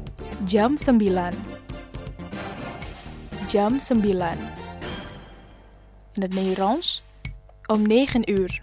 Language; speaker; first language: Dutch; non-native, learner; Indonesian